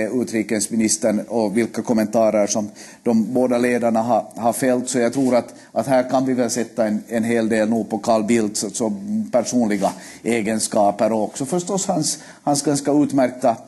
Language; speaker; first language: Swedish; native; Swedish